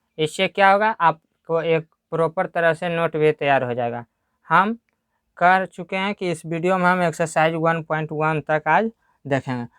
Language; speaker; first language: Hindi; native; Hindi